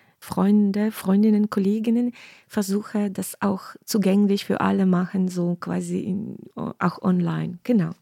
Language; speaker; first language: German; non-native, fluent; Ukrainian